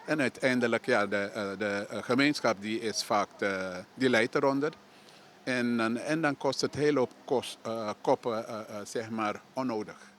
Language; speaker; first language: Dutch; native; Dutch